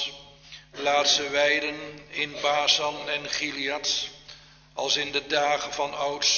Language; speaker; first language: Dutch; native; Dutch